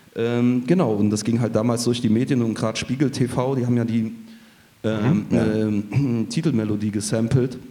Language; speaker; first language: German; native; German